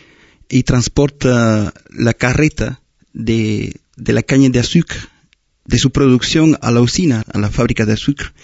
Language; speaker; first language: French; non-native, fluent; Spanish